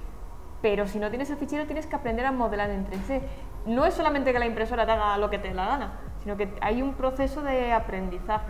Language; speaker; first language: Spanish; native; Spanish